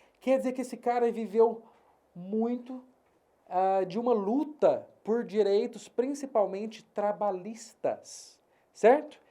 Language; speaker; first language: Portuguese; native; Portuguese